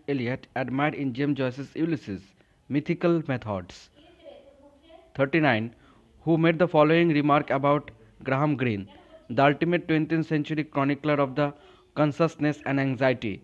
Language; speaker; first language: English; non-native, local second language; Bangla